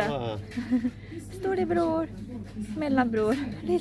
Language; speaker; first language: Swedish; non-native, learner; Japanese